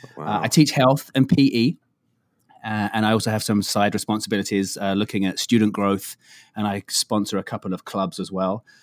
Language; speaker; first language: English; native; English